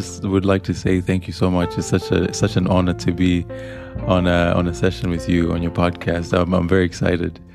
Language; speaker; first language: English; non-native, local second language; Swahili